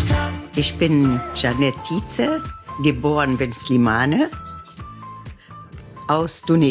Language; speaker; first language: German; non-native, fluent; Arabic